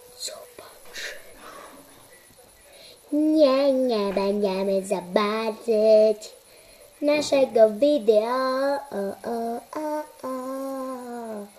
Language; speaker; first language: Polish; early bilingual, heritage; Polish